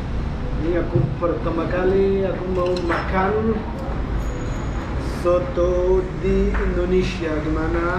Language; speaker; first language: Indonesian; non-native, learner; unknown